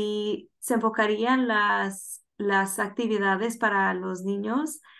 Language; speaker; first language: Spanish; early bilingual, heritage; Spanish